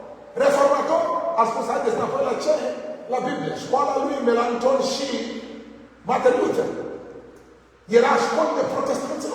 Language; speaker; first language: Romanian; non-native, learner; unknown